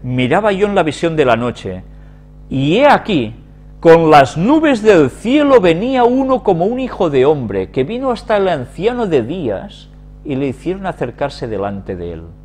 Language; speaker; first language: Spanish; native; Spanish